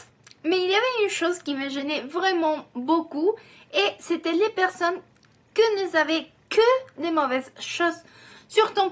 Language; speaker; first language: French; non-native, fluent; Spanish